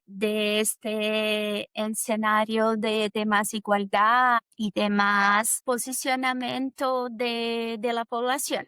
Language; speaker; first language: Spanish; non-native, fluent; Portuguese